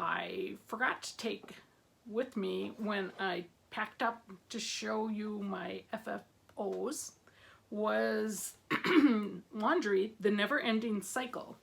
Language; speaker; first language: English; native; English